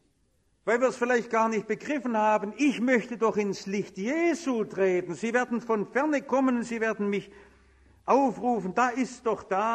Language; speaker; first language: German; native; German